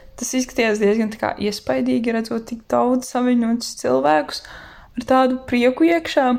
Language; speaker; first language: Latvian; native; Latvian